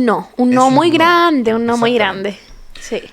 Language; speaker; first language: Spanish; native; Spanish